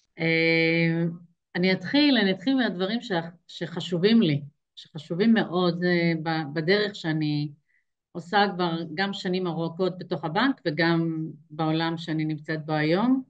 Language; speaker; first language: Hebrew; native; Hebrew